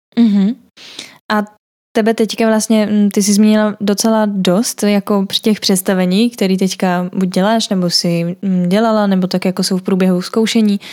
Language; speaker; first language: Czech; native; Czech